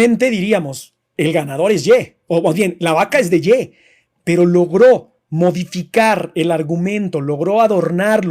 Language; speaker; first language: Spanish; native; Spanish